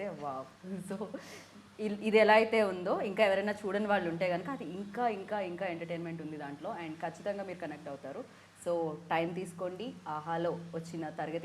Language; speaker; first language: Telugu; native; Telugu